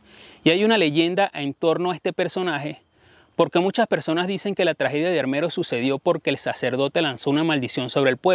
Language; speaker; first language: Spanish; native; Spanish